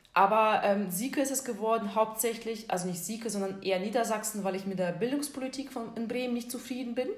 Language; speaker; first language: German; non-native, fluent; Russian